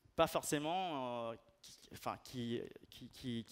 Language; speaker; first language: French; non-native, fluent; Spanish